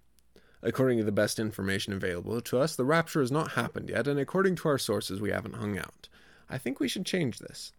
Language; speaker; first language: English; native; English